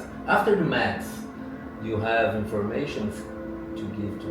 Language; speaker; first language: English; non-native, learner; Portuguese